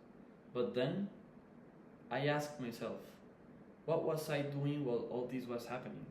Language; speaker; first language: English; non-native, fluent; Spanish